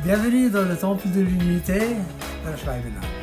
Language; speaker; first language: French; non-native, local second language; German